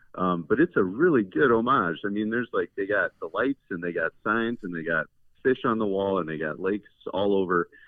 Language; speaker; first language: English; native; English